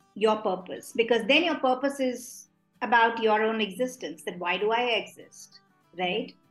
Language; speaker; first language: English; non-native, local second language; Hindi